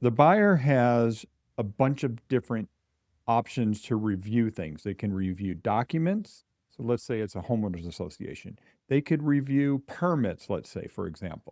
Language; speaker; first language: English; native; English